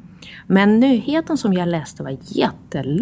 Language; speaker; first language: Swedish; non-native, fluent; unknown